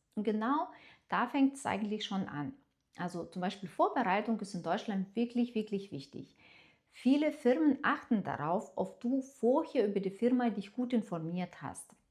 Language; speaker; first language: German; non-native, fluent; Lithuanian